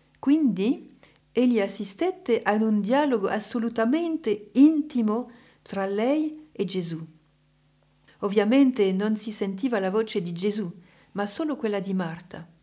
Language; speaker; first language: Italian; non-native, fluent; French